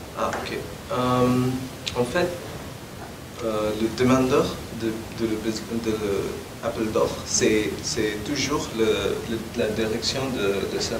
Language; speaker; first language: French; non-native, learner; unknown